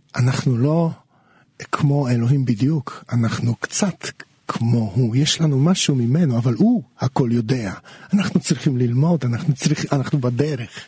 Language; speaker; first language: Hebrew; non-native, fluent; Polish